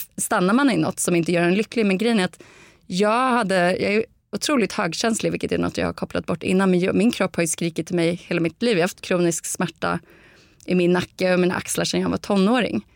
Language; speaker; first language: Swedish; native; Swedish